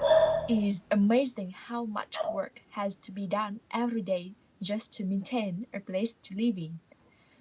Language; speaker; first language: English; non-native, learner; Vietnamese